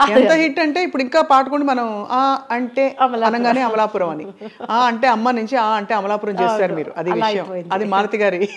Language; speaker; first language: Telugu; native; Telugu